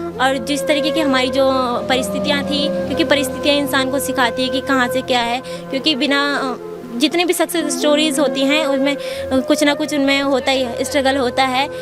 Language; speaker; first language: Hindi; non-native, local second language; Garhwali